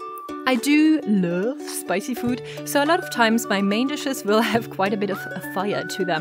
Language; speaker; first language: English; non-native, fluent; German